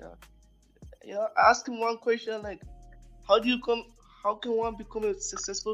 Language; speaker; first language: English; non-native, local second language; Hausa